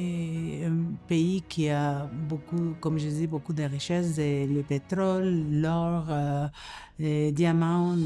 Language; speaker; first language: French; non-native, fluent; Spanish